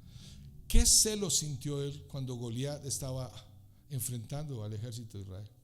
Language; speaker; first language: Spanish; native; Spanish